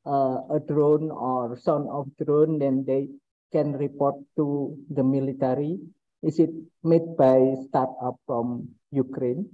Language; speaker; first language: English; non-native, learner; Indonesian